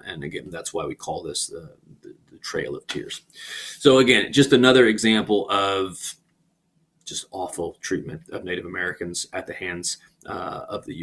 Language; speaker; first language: English; native; English